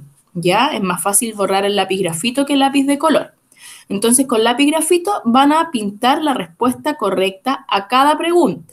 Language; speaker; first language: Spanish; native; Spanish